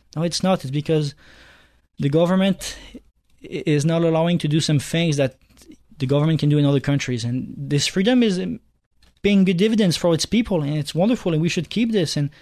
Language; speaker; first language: English; non-native, fluent; French